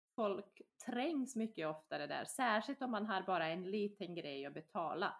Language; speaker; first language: Swedish; early bilingual, other home language; Bosnian